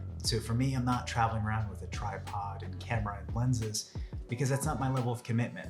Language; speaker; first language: English; native; English